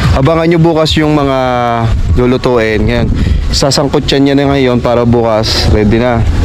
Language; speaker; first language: Filipino; native; Filipino